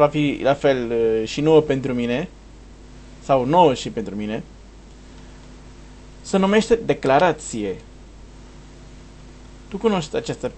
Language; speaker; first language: Romanian; non-native, learner; Portuguese